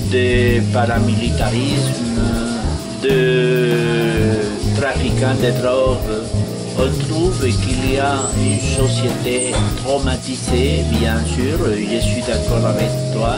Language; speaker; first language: French; non-native, fluent; Spanish